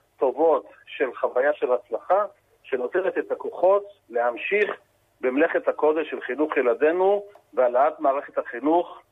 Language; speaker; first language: Hebrew; native; Hebrew